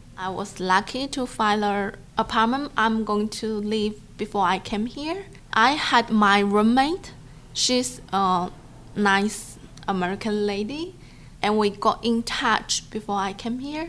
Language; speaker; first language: English; non-native, learner; Chinese